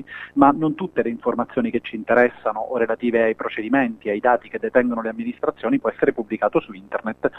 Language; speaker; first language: Italian; native; Italian